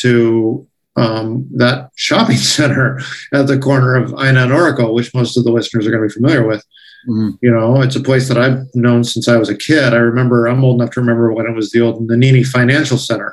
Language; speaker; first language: English; native; English